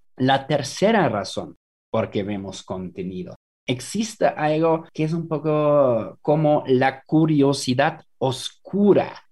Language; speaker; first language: Spanish; non-native, fluent; German